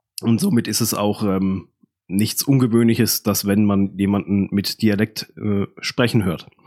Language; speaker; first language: German; native; German